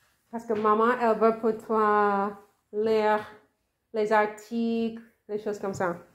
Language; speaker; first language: French; non-native, learner; English